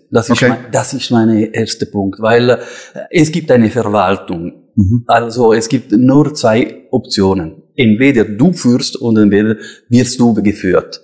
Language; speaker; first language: German; non-native, local second language; Italian